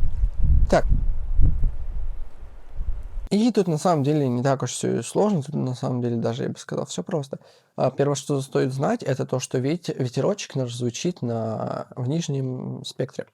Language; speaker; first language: Russian; native; Russian